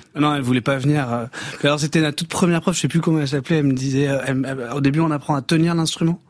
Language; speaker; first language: French; native; French